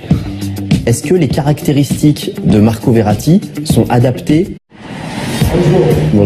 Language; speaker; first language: French; native; French